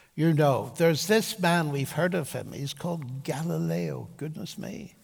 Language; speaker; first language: English; native; English